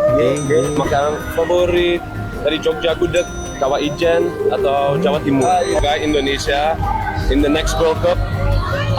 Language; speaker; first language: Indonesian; non-native, learner; German